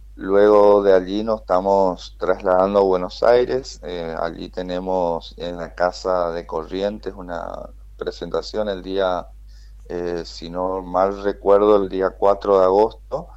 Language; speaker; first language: Spanish; native; Spanish